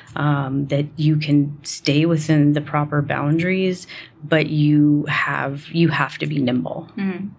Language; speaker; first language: English; native; English